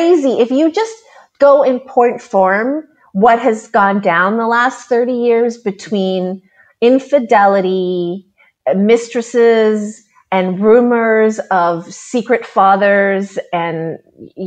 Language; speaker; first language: English; native; English